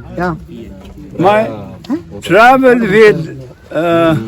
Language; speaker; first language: English; non-native, learner; Swedish